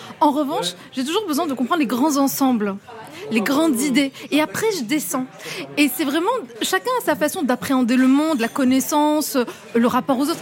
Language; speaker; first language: French; non-native, local second language; Arabic